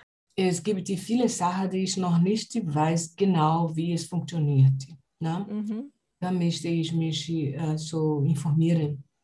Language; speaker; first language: German; non-native, learner; Portuguese